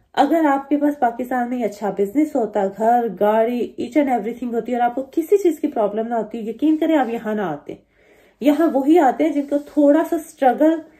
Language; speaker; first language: Urdu; native; Urdu